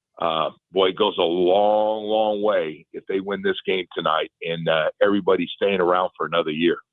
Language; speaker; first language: English; native; English